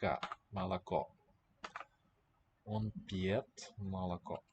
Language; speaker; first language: Russian; non-native, learner; English